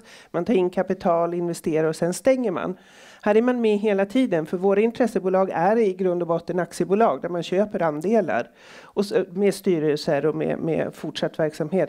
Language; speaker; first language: Swedish; native; Swedish